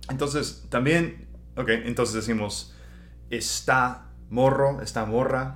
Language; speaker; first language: Spanish; non-native, fluent; English